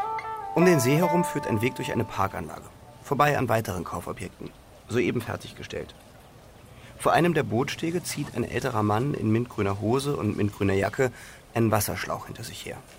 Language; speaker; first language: German; native; German